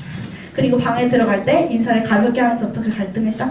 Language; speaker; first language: Korean; native; Korean